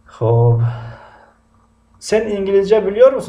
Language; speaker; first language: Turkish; non-native, fluent; Tajik